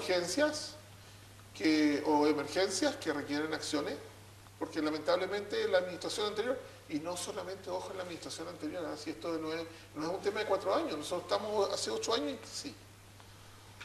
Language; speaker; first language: Spanish; native; Spanish